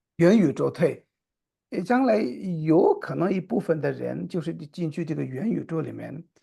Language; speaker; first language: Chinese; non-native, local second language; Tibetan